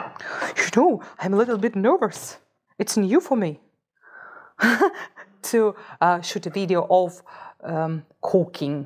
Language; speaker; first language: English; non-native, fluent; Russian